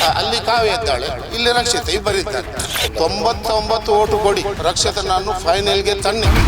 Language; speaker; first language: Kannada; non-native, local second language; Tulu